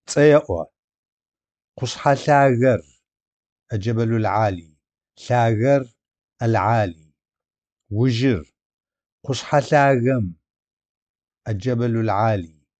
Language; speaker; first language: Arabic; non-native, local second language; Adyghe